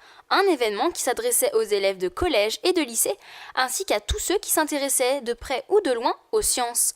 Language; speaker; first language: French; native; French